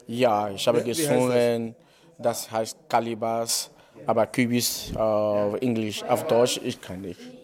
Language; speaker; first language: German; non-native, learner; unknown